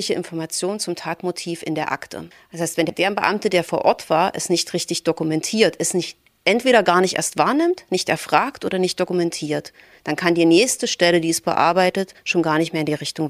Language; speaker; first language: German; native; German